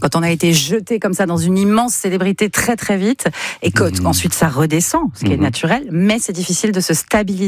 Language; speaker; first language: French; native; French